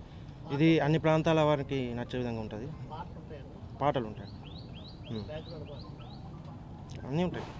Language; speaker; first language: Telugu; native; Telugu